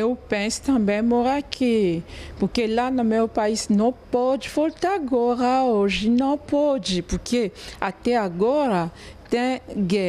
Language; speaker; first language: Portuguese; non-native, learner; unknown